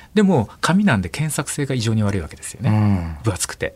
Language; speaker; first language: Japanese; native; Japanese